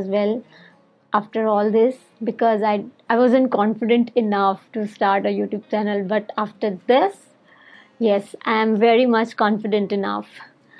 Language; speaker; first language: English; non-native, local second language; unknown